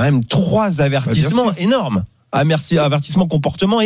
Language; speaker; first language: French; native; French